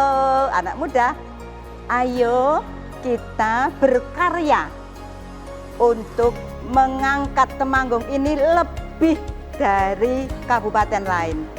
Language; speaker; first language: Indonesian; non-native, local second language; Javanese